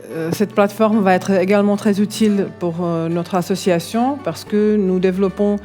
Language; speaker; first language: French; non-native, fluent; Czech